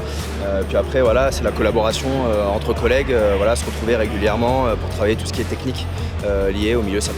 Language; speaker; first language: French; native; French